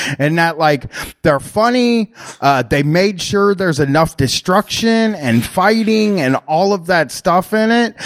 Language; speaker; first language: English; native; English